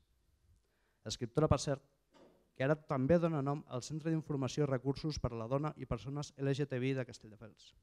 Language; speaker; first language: Catalan; native; Catalan